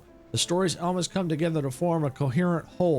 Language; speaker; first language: English; native; English